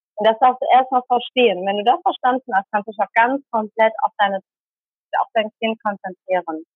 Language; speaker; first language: German; early bilingual, other home language; Tamil